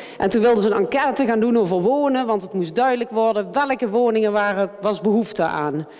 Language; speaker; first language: Dutch; native; Dutch